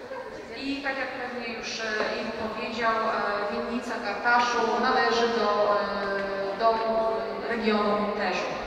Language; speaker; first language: Polish; native; Polish